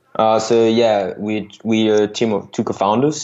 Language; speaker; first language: English; non-native, fluent; French